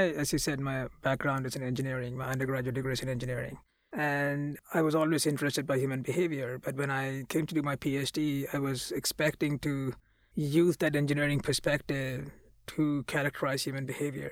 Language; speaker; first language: English; non-native, local second language; Malayalam